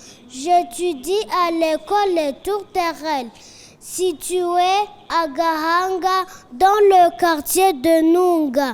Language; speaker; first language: French; non-native, learner; Kinyarwanda